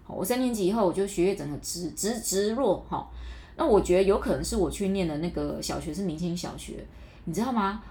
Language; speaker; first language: Chinese; non-native, local second language; Min Nan Chinese